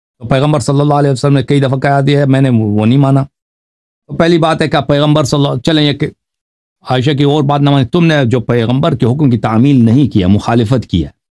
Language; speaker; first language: Urdu; non-native, fluent; Persian